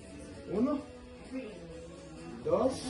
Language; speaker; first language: Spanish; non-native, learner; English